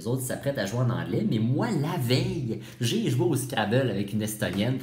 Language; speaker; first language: French; native; French